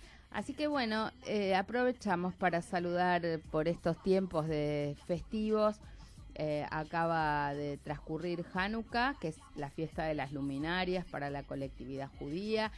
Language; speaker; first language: Spanish; native; Spanish